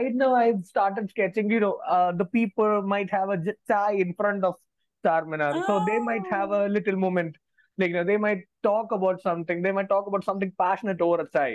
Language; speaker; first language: English; non-native, local second language; Malayalam